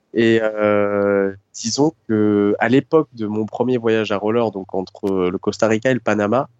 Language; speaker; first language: French; native; French